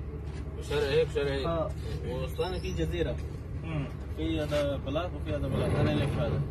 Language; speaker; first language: Arabic; non-native, learner; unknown